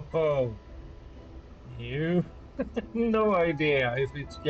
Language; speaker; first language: English; non-native, fluent; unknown